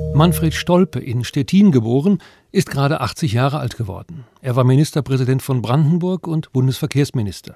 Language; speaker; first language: German; native; German